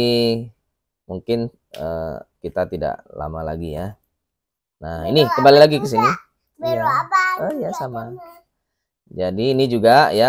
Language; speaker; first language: Indonesian; native; Indonesian